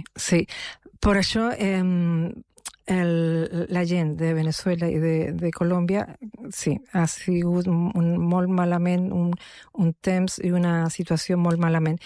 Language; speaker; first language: Catalan; non-native, fluent; Spanish